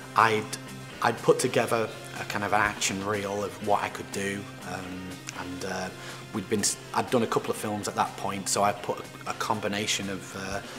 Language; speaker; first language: English; native; English